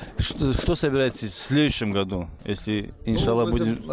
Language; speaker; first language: Russian; native; Russian